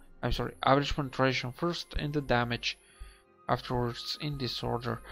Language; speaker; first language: English; non-native, fluent; Bulgarian